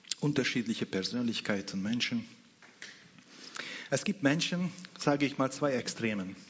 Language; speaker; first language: German; non-native, fluent; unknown